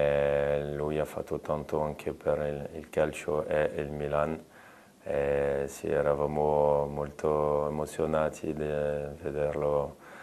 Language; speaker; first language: Italian; non-native, fluent; French